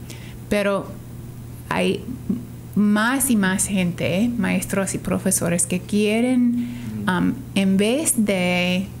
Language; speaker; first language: Spanish; non-native, fluent; English